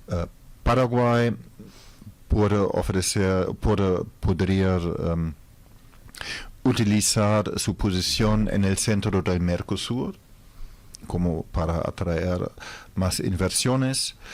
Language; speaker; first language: Spanish; non-native, fluent; German